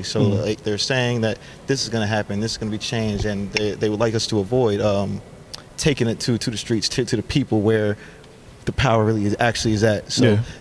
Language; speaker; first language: English; native; English